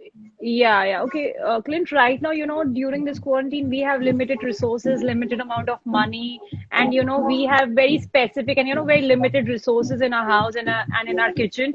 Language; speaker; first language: English; non-native, local second language; Hindi